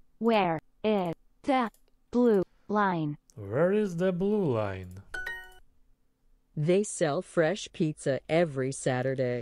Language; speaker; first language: English; non-native, learner; Russian